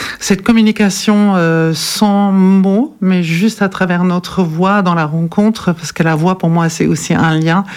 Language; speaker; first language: French; non-native, fluent; German